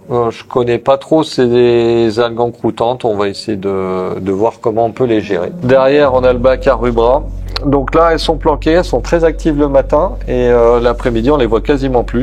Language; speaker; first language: French; native; French